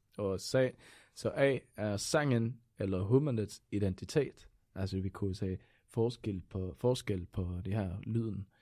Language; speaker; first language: Danish; non-native, fluent; Swedish